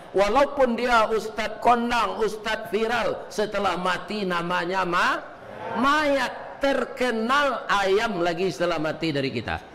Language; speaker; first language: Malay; non-native, local second language; Minangkabau